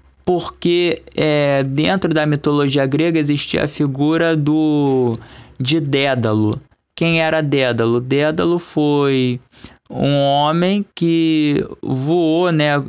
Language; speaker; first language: Portuguese; native; Portuguese